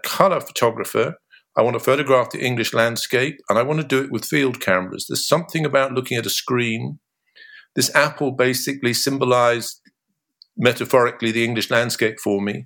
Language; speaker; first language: English; native; English